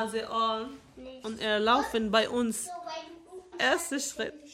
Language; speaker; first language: German; non-native, learner; Arabic